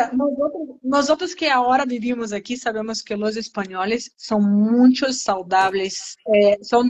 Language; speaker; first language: Spanish; non-native, learner; Portuguese